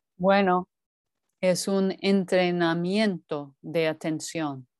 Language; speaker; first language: Spanish; non-native, fluent; English